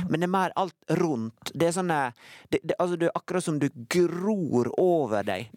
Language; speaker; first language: Norwegian; native; Norwegian